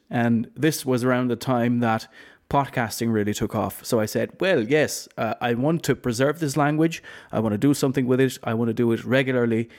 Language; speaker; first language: English; non-native, fluent; Low German